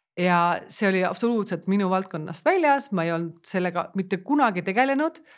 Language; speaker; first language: Estonian; native; Estonian